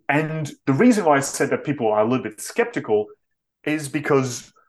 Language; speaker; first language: English; non-native, fluent; Dutch